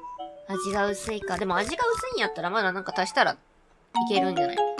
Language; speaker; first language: Japanese; native; Japanese